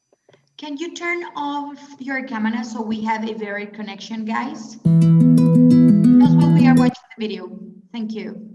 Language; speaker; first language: English; non-native, fluent; Spanish